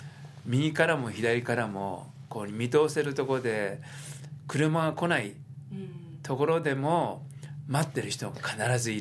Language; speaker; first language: Japanese; native; Japanese